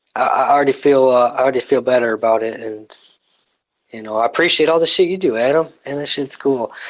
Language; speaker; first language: English; native; English